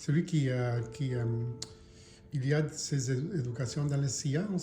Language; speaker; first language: French; non-native, local second language; English